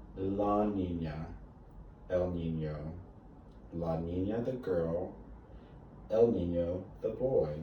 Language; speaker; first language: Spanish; non-native, learner; English